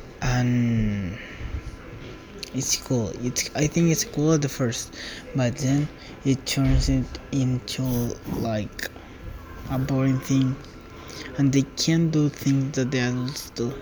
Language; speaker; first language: English; non-native, learner; Spanish